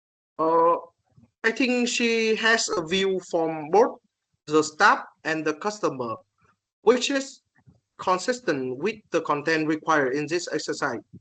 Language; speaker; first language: English; non-native, learner; Vietnamese